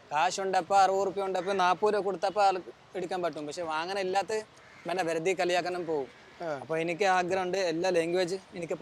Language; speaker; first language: Malayalam; non-native, local second language; Hindi